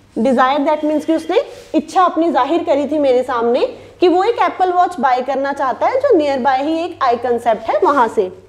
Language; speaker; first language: Hindi; native; Hindi